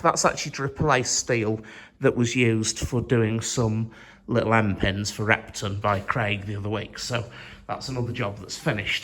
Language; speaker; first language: English; native; English